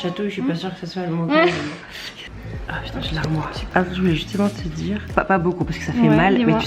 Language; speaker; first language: French; native; French